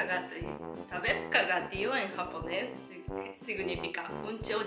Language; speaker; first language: Spanish; non-native, learner; Japanese